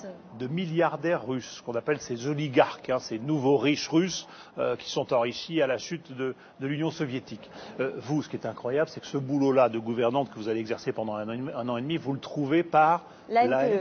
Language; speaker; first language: French; native; French